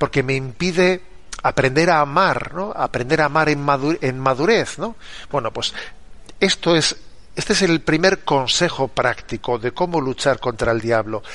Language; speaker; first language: Spanish; native; Spanish